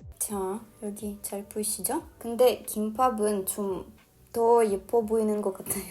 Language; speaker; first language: Korean; non-native, fluent; Russian